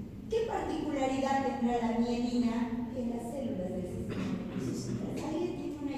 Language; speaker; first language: Spanish; native; Spanish